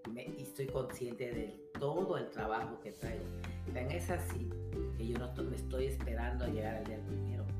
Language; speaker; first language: Spanish; native; Spanish